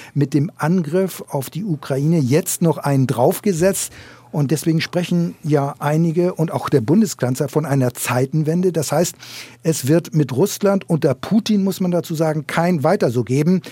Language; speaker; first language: German; native; German